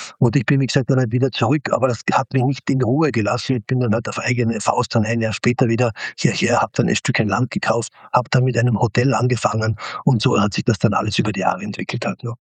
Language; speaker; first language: German; non-native, local second language; Slovenian